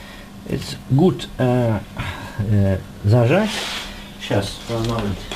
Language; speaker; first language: English; non-native, learner; Russian